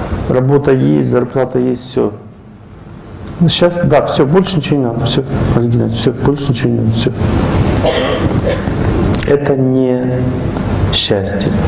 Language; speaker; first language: Russian; native; Russian